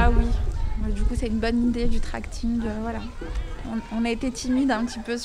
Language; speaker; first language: French; native; French